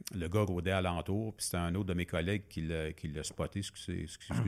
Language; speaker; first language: French; native; French